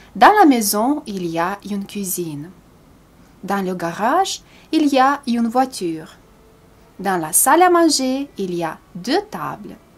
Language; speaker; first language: French; non-native, fluent; Romanian